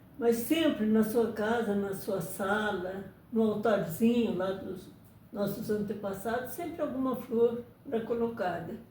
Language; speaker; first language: Portuguese; early bilingual, other home language; Japanese